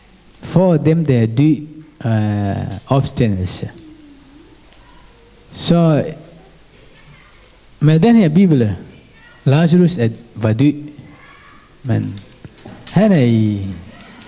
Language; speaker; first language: Danish; non-native, learner; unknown